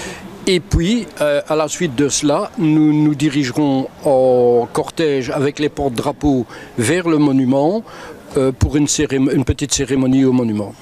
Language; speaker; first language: French; native; French